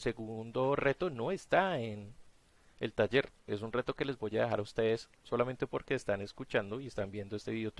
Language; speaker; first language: Spanish; native; Spanish